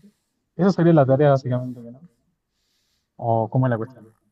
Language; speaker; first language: Spanish; native; Spanish